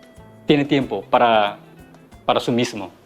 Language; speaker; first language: Spanish; non-native, learner; Korean